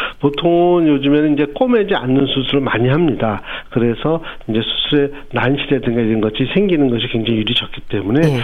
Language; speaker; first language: Korean; native; Korean